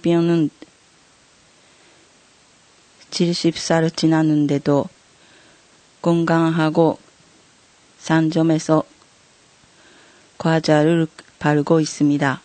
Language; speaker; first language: Korean; non-native, learner; Japanese